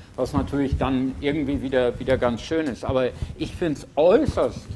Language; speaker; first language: German; native; German